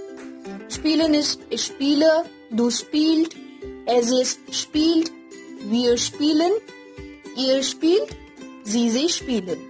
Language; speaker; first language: German; non-native, learner; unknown